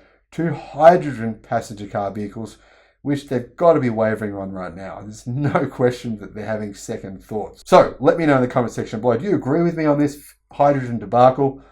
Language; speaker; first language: English; native; English